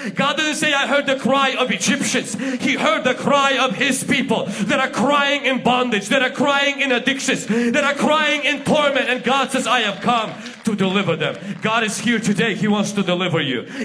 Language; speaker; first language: English; non-native, fluent; Ukrainian